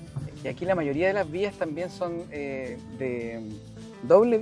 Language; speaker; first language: Spanish; native; Spanish